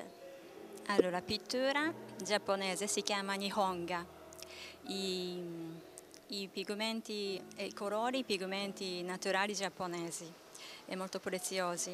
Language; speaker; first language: Italian; non-native, learner; Japanese